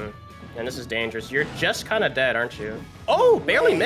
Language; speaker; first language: English; native; English